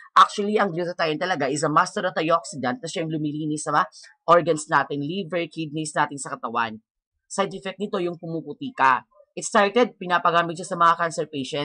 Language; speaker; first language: Filipino; non-native, local second language; Maranao